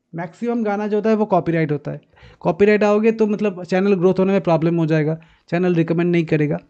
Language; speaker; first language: Hindi; non-native, local second language; Bangla